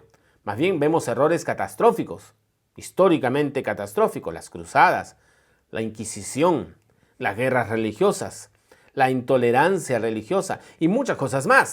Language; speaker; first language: Spanish; native; Spanish